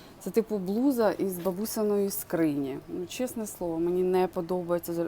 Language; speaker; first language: Ukrainian; non-native, local second language; Russian